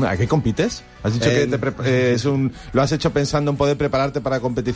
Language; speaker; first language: Spanish; native; Spanish